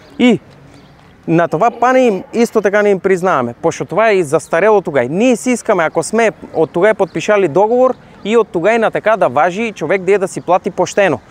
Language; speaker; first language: Macedonian; native; Macedonian